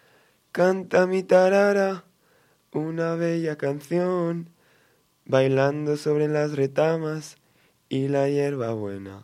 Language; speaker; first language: Spanish; early bilingual, heritage; Spanish